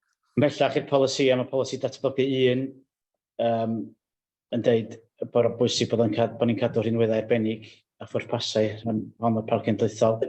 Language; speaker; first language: Welsh; native; Welsh